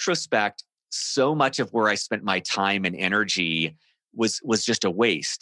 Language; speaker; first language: English; native; English